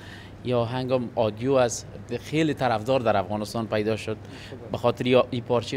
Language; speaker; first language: Persian; native; Persian